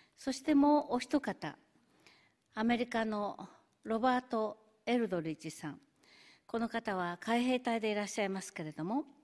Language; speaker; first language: Japanese; native; Japanese